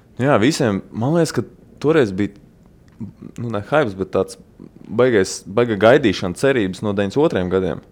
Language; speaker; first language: Latvian; native; Latvian